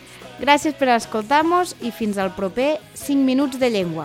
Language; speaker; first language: Catalan; native; Catalan